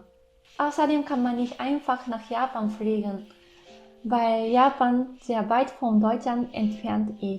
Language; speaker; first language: German; non-native, fluent; Japanese